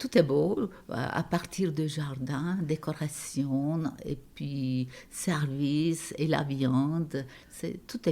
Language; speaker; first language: French; non-native, fluent; Turkish